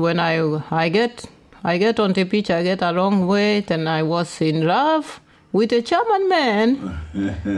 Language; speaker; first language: English; non-native, local second language; Gusii